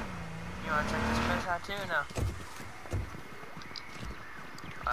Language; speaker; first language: English; native; English